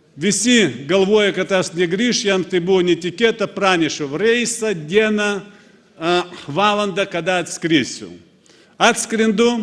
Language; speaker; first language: Lithuanian; non-native, fluent; Russian